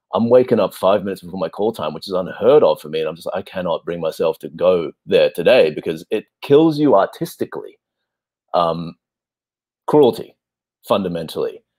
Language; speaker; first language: English; native; English